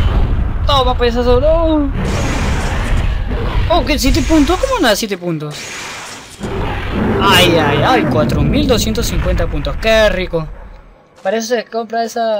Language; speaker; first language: Spanish; native; Spanish